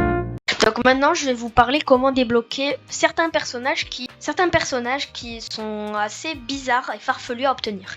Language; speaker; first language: French; native; French